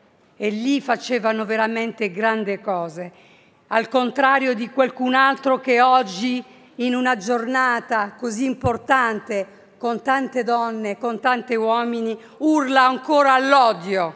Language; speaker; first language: Italian; non-native, fluent; Arabic